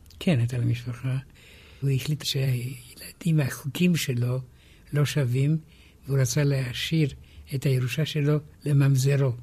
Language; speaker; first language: Hebrew; non-native, fluent; Romanian